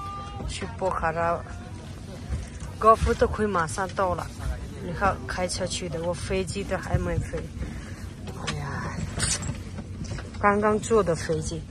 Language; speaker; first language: Chinese; non-native, learner; Nepali